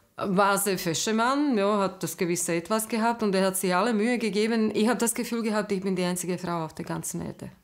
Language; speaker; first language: German; non-native, fluent; Slovak